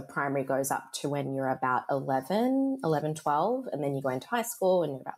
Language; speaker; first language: English; native; English